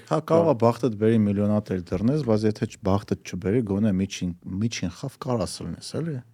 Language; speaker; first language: Armenian; native; Armenian